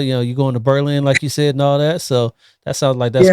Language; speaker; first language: English; native; English